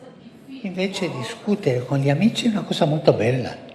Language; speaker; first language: Italian; non-native, fluent; Spanish